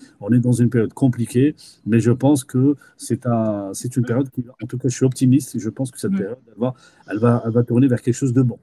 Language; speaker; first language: French; native; French